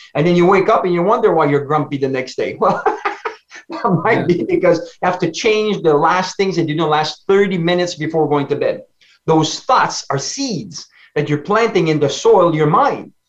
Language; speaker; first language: English; non-native, fluent; French